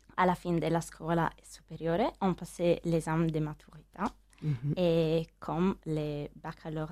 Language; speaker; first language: French; non-native, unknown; Italian